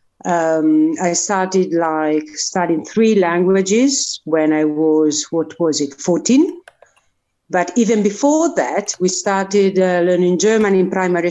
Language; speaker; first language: English; non-native, fluent; Italian